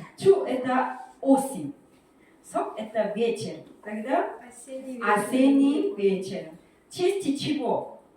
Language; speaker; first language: Russian; non-native, fluent; Korean